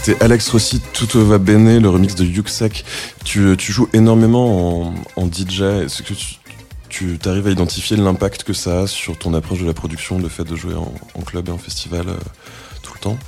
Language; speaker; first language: French; native; French